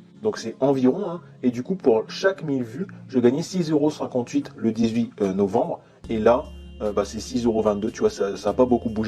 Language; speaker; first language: French; native; French